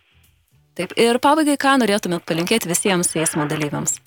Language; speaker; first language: Lithuanian; native; Lithuanian